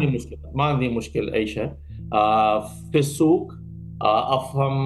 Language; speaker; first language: Arabic; non-native, learner; Urdu